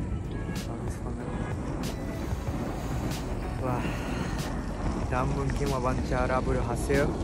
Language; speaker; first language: Indonesian; non-native, fluent; Japanese